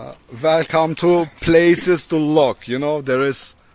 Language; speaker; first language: English; non-native, learner; Turkish